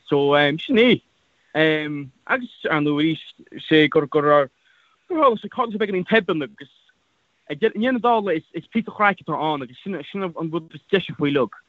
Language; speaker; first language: Irish; native; Irish